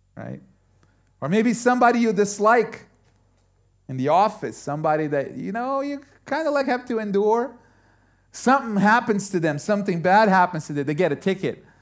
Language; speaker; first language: English; early bilingual, other home language; German